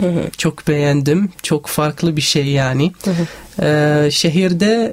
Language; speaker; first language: Turkish; non-native, fluent; Arabic